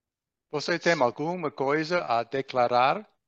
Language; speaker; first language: Portuguese; non-native, learner; English